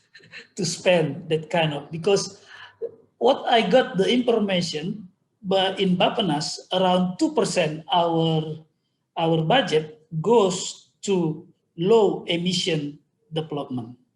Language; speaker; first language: English; non-native, fluent; Indonesian